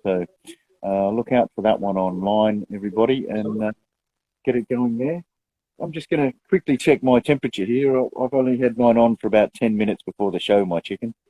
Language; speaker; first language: English; native; English